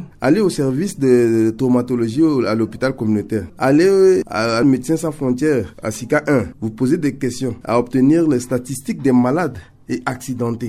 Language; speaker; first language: French; non-native, local second language; Sango